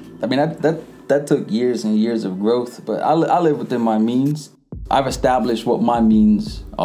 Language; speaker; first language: English; early bilingual, other home language; Jamaican Creole English